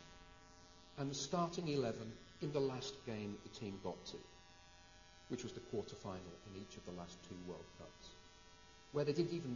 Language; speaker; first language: English; native; English